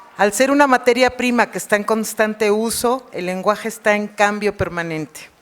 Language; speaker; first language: Spanish; native; Spanish